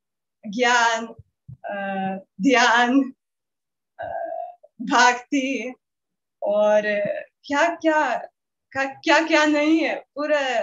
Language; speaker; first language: Hindi; non-native, learner; Russian